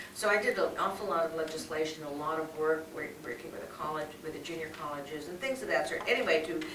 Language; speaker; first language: English; native; English